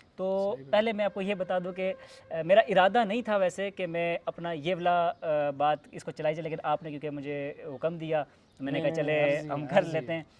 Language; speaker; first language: Urdu; non-native, local second language; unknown